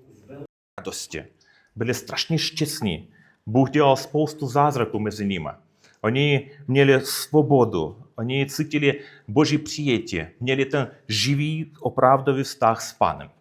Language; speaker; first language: Czech; non-native, fluent; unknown